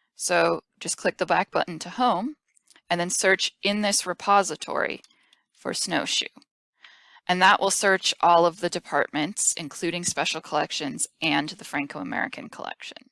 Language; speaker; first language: English; native; English